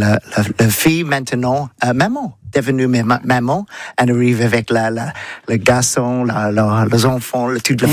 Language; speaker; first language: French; non-native, learner; English